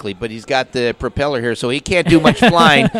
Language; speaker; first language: English; native; English